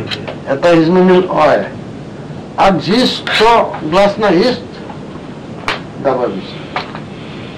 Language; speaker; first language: Russian; non-native, learner; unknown